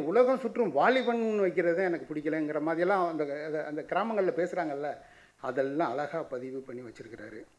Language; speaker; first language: Tamil; native; Tamil